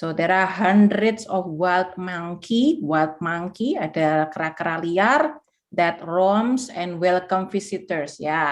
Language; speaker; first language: English; non-native, fluent; Indonesian